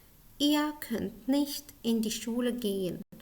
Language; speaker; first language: German; non-native, learner; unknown